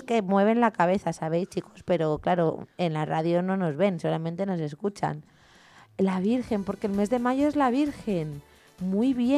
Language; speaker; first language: Spanish; native; Spanish